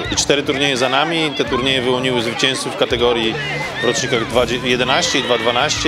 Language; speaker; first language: Polish; native; Polish